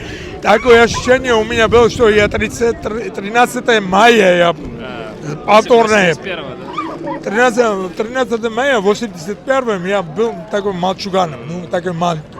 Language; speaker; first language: Russian; non-native, local second language; Georgian